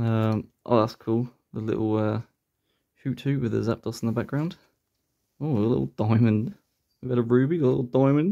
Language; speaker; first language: English; native; English